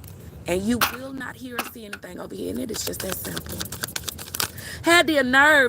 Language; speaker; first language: English; native; English